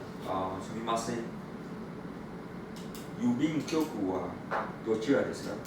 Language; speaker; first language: Japanese; non-native, learner; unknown